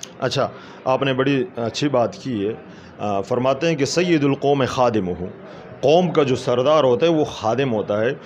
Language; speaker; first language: Urdu; non-native, local second language; Pashto